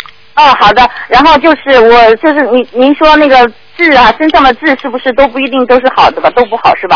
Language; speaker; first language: Chinese; native; Chinese